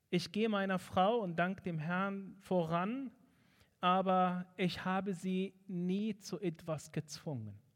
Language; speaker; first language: German; non-native, fluent; Arabic